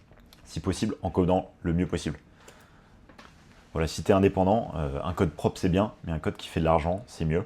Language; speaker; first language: French; native; French